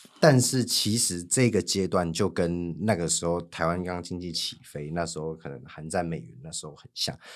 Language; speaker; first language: Chinese; native; Chinese